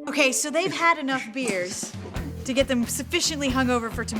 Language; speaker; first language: English; native; English